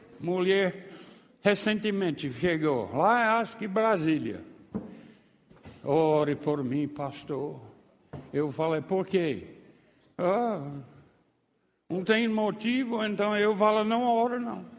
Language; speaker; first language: Portuguese; non-native, fluent; English